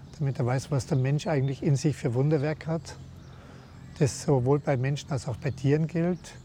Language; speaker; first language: German; native; German